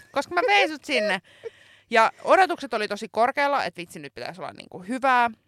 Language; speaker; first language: Finnish; native; Finnish